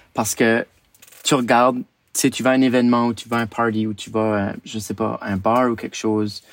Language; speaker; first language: French; native; French